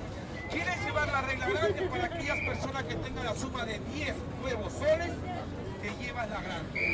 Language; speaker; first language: Spanish; native; Spanish